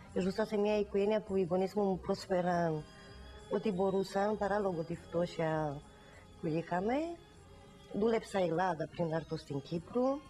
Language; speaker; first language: Greek; non-native, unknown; Romanian